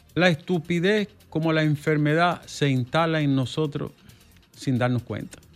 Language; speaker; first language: Spanish; native; Spanish